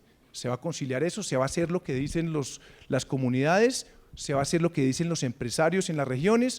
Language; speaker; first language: Spanish; native; Spanish